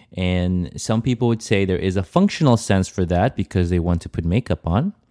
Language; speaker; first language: English; non-native, fluent; Portuguese